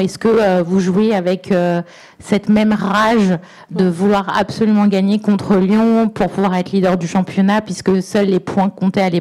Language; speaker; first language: French; native; French